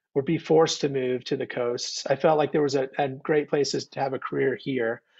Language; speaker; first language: English; native; English